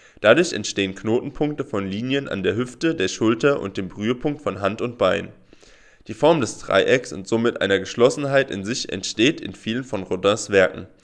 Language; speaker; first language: German; native; German